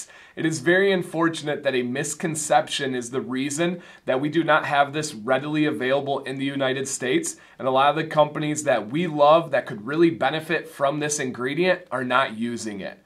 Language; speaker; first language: English; native; English